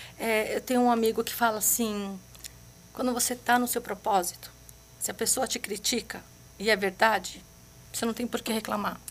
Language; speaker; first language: Portuguese; early bilingual, other home language; Arabic